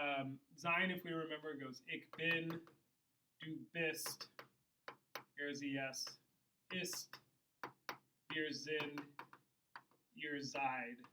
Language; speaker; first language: German; non-native, fluent; English